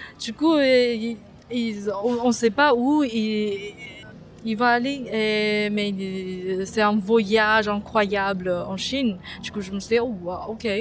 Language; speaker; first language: French; non-native, fluent; Chinese